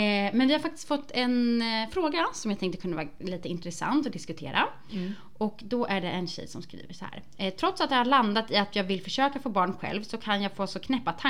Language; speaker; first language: Swedish; native; Swedish